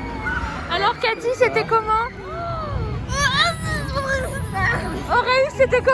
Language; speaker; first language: French; native; French